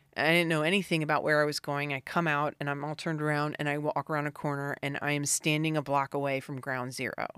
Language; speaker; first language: English; native; English